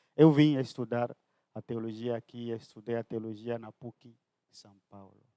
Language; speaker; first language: Portuguese; non-native, fluent; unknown